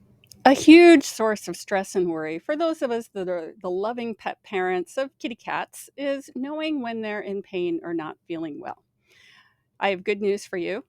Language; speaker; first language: English; native; English